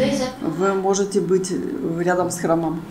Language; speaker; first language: Russian; native; Russian